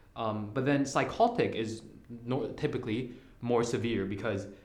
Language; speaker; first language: English; non-native, local second language; Cantonese